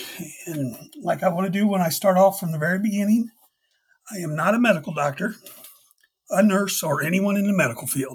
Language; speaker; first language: English; native; English